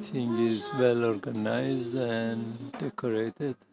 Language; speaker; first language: English; non-native, learner; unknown